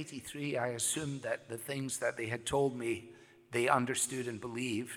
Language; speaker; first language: English; native; English